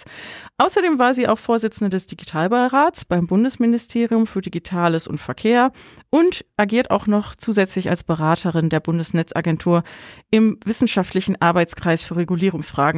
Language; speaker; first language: German; native; German